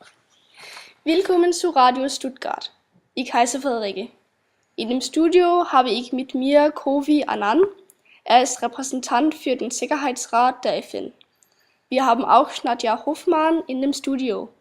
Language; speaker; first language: German; non-native, learner; Danish